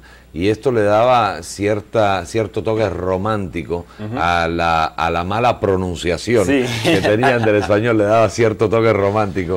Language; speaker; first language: Spanish; native; Spanish